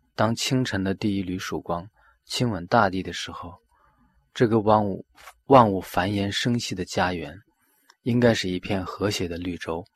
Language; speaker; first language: Chinese; non-native, local second language; Mongolian